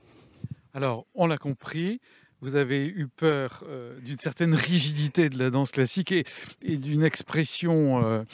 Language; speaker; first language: French; native; French